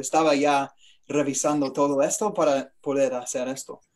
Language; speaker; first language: Spanish; non-native, learner; English